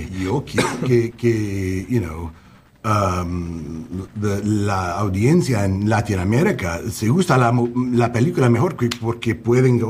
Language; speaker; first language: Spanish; non-native, learner; English